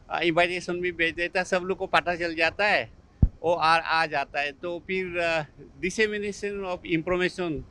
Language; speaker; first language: Hindi; non-native, local second language; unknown